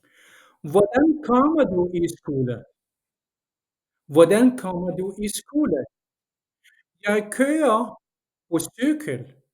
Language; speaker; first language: Danish; non-native, learner; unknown